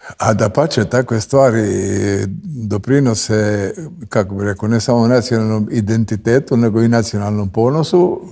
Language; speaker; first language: Croatian; native; Croatian